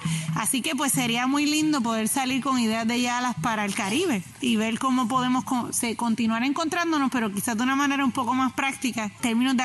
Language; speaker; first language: Spanish; native; Spanish